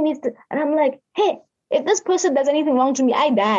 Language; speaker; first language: English; non-native, local second language; Southern Sotho